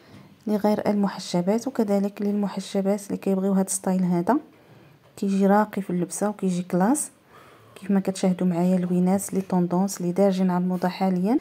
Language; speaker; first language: Arabic; native; Arabic